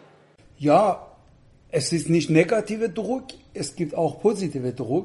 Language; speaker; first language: German; non-native, fluent; Persian